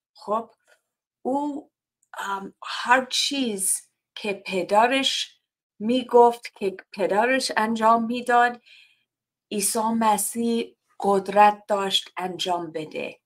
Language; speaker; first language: Persian; non-native, learner; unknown